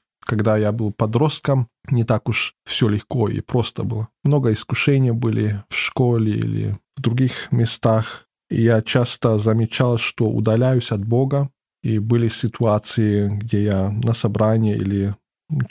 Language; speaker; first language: Russian; non-native, fluent; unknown